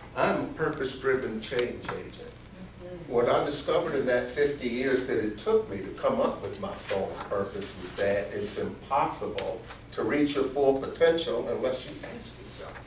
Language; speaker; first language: English; native; English